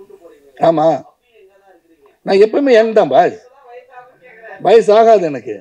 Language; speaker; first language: Tamil; native; Tamil